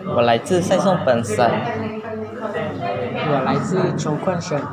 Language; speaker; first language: Chinese; non-native, learner; Lao